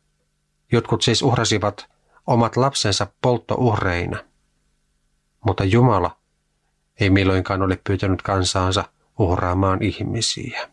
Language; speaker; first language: Finnish; native; Finnish